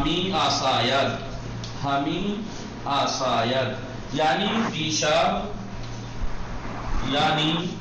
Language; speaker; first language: Persian; non-native, fluent; Urdu